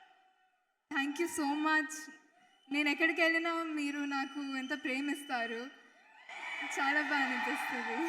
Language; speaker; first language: Telugu; non-native, fluent; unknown